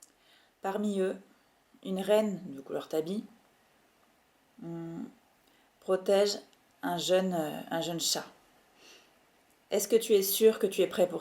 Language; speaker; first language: French; native; French